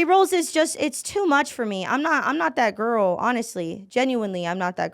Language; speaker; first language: English; native; English